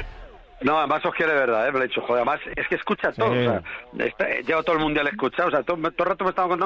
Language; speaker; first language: Spanish; native; Spanish